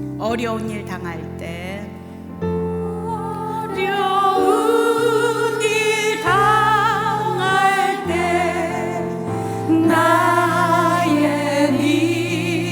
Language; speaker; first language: Korean; native; Korean